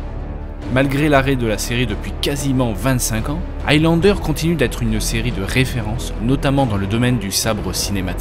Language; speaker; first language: French; native; French